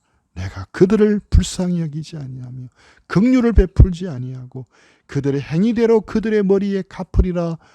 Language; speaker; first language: Korean; native; Korean